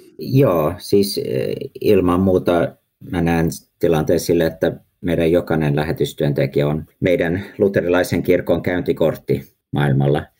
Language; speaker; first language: Finnish; early bilingual, heritage; Finnish